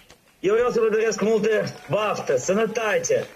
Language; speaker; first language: Romanian; non-native, local second language; Russian